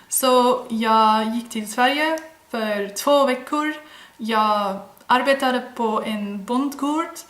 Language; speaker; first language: Swedish; non-native, learner; Dutch